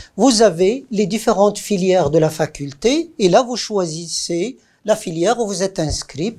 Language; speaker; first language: French; non-native, local second language; Arabic